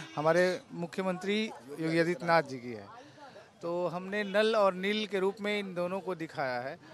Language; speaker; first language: Hindi; native; Hindi